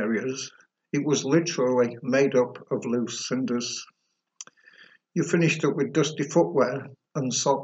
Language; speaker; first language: English; native; English